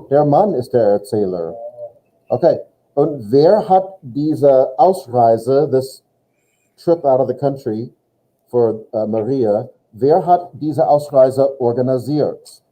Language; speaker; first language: German; non-native, fluent; English